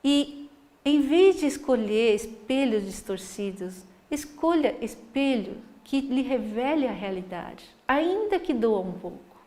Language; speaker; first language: Portuguese; native; Portuguese